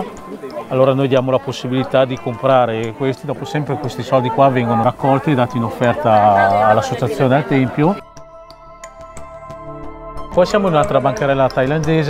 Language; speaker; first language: Italian; early bilingual, other home language; Khmer